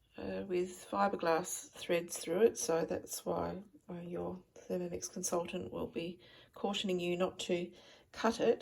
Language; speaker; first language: English; native; English